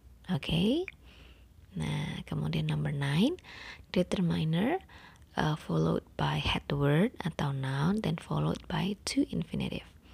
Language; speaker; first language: English; non-native, fluent; Indonesian